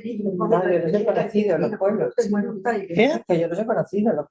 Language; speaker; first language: Spanish; native; Spanish